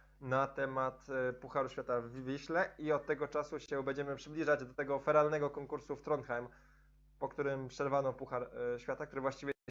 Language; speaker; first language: Polish; native; Polish